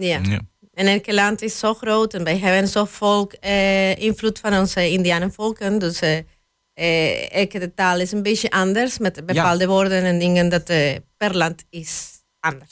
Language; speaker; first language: Dutch; non-native, fluent; Spanish